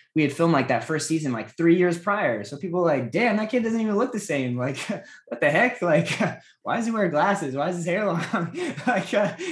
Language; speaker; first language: English; native; English